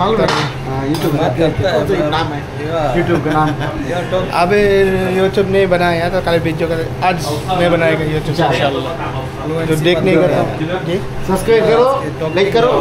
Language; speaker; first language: Hindi; non-native, learner; Filipino